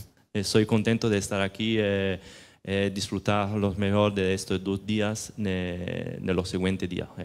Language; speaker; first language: Spanish; non-native, fluent; Italian